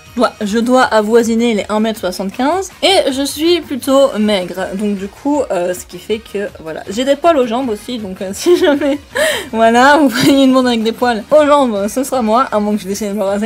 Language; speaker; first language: French; native; French